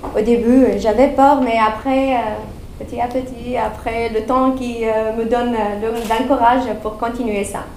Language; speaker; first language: French; non-native, learner; Arabic